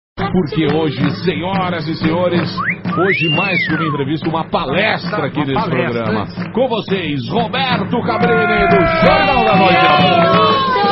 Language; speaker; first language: Portuguese; native; Portuguese